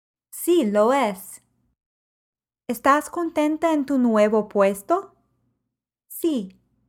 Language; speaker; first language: Spanish; non-native, fluent; English